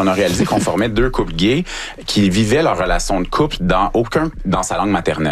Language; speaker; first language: French; native; French